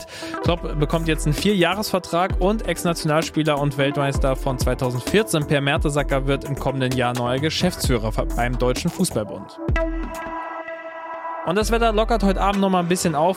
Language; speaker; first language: German; native; German